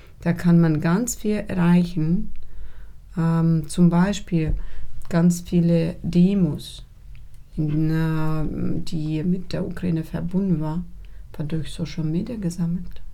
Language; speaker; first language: German; non-native, fluent; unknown